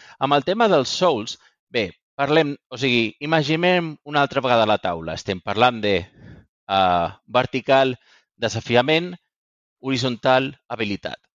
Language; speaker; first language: Catalan; native; Catalan